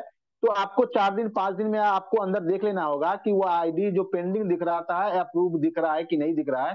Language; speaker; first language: Hindi; native; Hindi